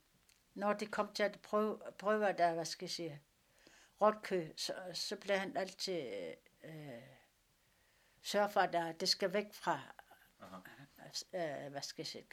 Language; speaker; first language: Danish; non-native, local second language; Kalaallisut